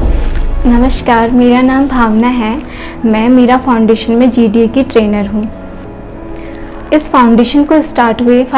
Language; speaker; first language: Hindi; native; Hindi